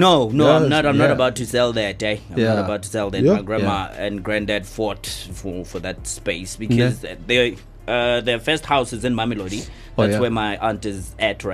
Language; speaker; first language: English; non-native, local second language; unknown